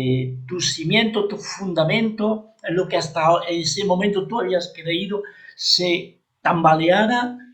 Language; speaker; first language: Spanish; native; Spanish